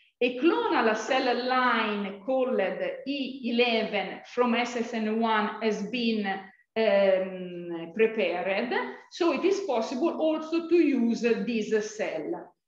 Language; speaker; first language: English; non-native, fluent; Italian